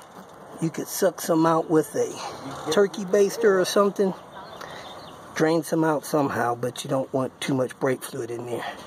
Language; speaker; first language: English; native; English